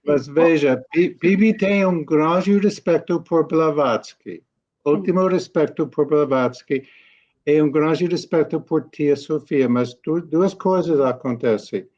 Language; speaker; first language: Portuguese; non-native, learner; English